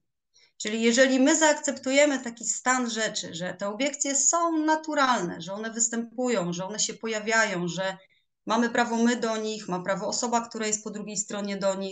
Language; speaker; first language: Polish; native; Polish